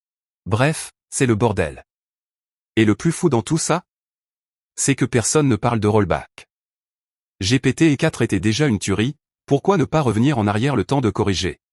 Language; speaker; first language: French; native; French